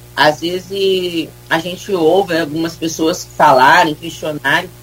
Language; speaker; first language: Portuguese; native; Portuguese